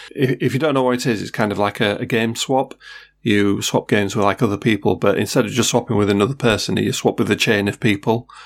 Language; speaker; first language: English; native; English